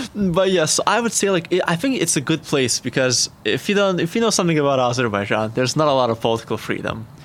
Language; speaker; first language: English; non-native, fluent; Azerbaijani